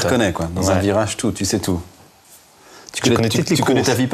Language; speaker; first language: French; native; French